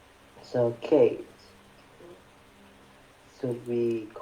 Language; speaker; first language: English; non-native, learner; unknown